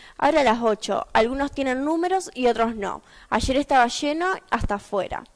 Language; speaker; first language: Spanish; native; Spanish